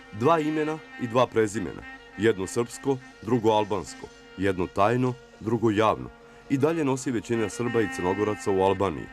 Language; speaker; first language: Bosnian; native; Bosnian